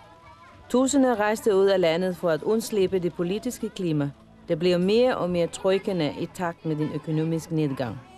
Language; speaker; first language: Danish; non-native, fluent; Filipino